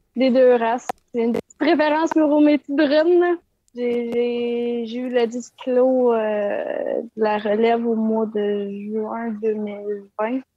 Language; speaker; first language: French; native; French